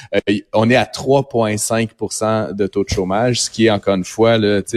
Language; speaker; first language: French; native; French